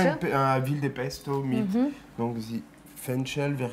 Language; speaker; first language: German; non-native, learner; French